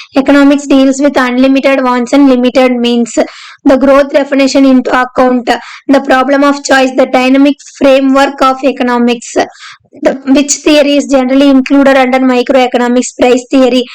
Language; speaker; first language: English; non-native, local second language; Tamil